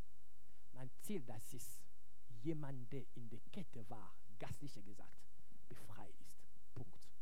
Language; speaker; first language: German; non-native, fluent; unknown